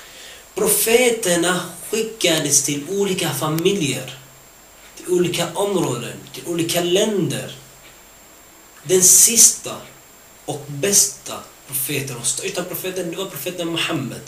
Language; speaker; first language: Swedish; early bilingual, other home language; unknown